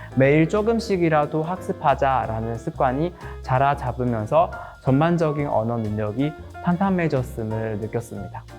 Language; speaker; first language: Korean; non-native, fluent; Chinese